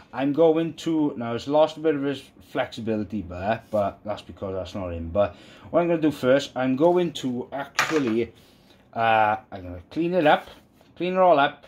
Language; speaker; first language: English; native; English